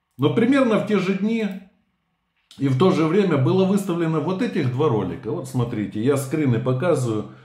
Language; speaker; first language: Russian; native; Russian